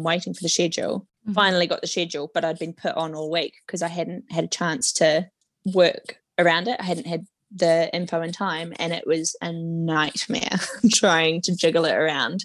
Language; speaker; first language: English; native; English